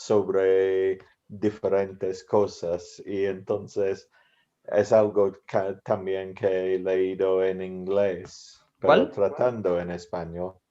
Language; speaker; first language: Spanish; non-native, learner; English